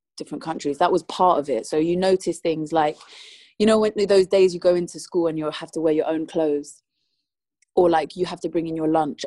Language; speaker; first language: English; early bilingual, other home language; Spanish